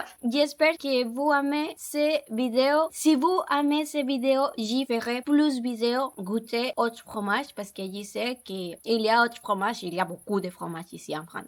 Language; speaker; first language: French; non-native, learner; Spanish